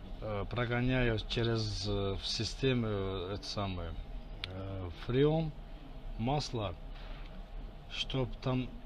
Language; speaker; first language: Russian; non-native, fluent; Azerbaijani